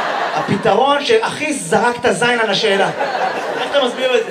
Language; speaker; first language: Hebrew; native; Hebrew